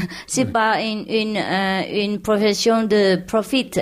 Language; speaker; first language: French; non-native, learner; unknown